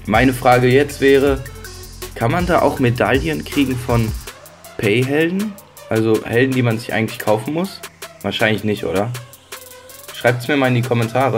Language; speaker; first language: German; native; German